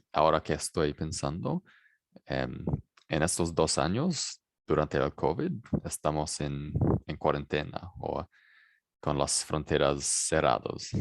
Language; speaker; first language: Spanish; non-native, fluent; English